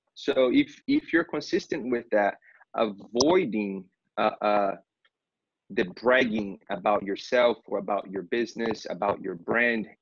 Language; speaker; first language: English; non-native, fluent; Portuguese